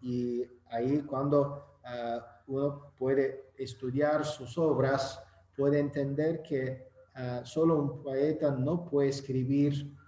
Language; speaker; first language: Spanish; non-native, learner; Azerbaijani